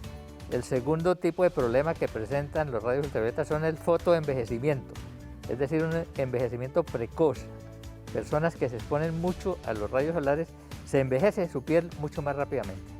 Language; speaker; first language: Spanish; native; Spanish